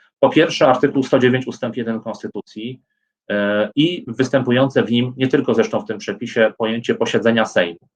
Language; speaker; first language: Polish; native; Polish